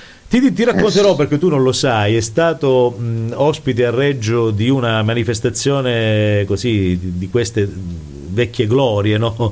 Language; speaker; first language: Italian; native; Italian